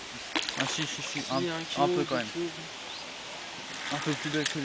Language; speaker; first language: French; native; French